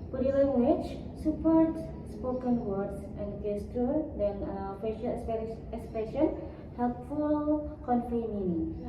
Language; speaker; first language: English; non-native, learner; Indonesian